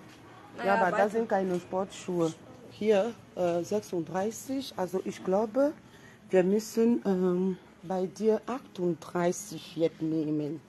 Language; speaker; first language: German; non-native, fluent; French